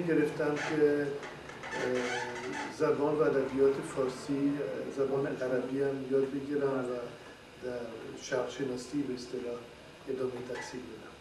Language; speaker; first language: Persian; non-native, fluent; French